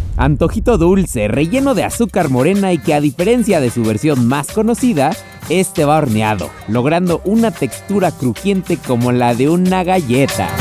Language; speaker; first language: Spanish; native; Spanish